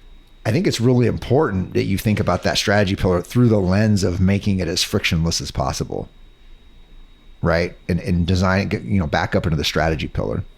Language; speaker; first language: English; native; English